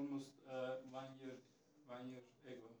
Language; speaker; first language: English; non-native, learner; Turkish